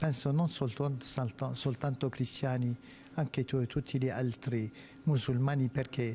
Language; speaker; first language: Italian; non-native, fluent; Arabic